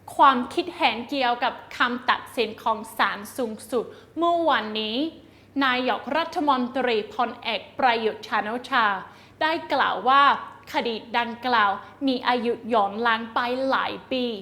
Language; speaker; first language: Thai; native; Thai